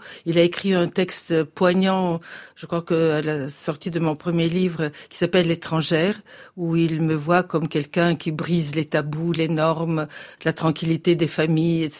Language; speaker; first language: French; non-native, fluent; Bulgarian